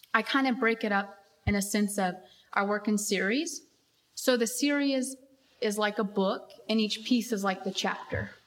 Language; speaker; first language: English; native; English